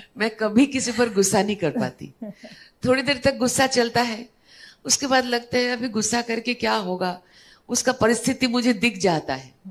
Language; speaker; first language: Hindi; non-native, local second language; Bangla